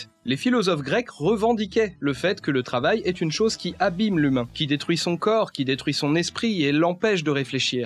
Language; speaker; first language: French; native; French